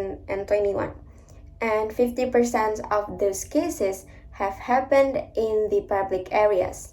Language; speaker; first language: English; non-native, learner; Indonesian